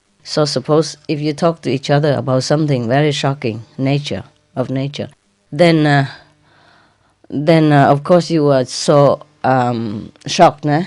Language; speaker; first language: English; non-native, fluent; Vietnamese